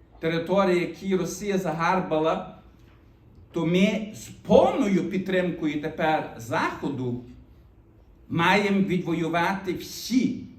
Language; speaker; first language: Ukrainian; early bilingual, heritage; Ukrainian